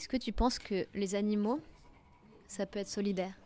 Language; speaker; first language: French; native; French